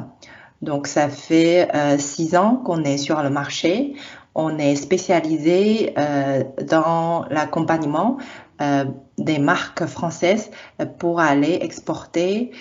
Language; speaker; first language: French; non-native, fluent; Chinese